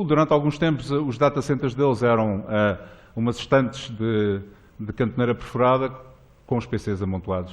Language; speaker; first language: Portuguese; native; Portuguese